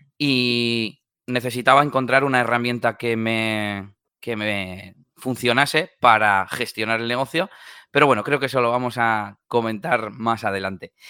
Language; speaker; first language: Spanish; native; Spanish